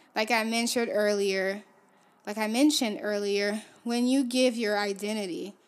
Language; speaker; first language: English; early bilingual, other home language; Haitian Creole